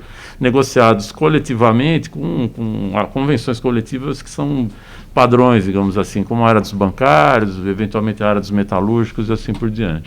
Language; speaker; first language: Portuguese; native; Portuguese